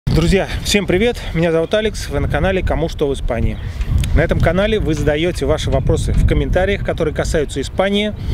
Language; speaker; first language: Russian; native; Russian